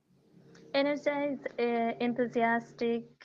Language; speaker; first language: English; non-native, learner; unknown